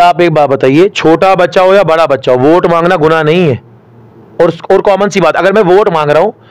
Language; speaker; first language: Urdu; non-native, local second language; Kashmiri